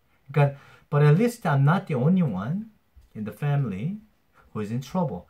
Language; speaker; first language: English; non-native, fluent; Korean